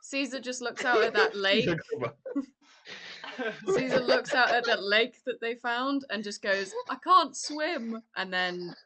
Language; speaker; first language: English; native; English